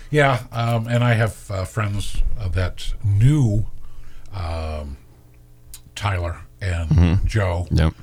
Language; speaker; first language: English; native; English